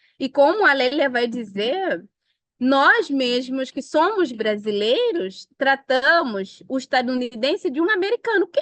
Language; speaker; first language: Portuguese; non-native, local second language; Upper Guinea Crioulo